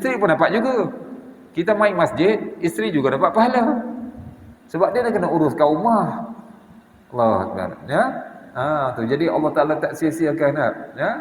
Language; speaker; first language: Malay; native; Malay